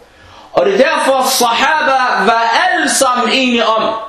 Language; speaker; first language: Danish; non-native, fluent; Arabic